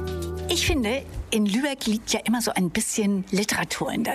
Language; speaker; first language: German; native; German